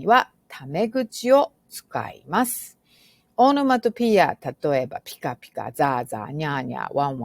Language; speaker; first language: Japanese; non-native, fluent; English